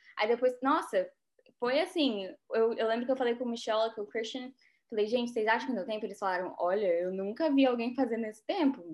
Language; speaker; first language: Portuguese; native; Portuguese